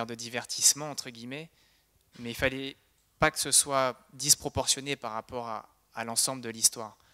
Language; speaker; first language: French; native; French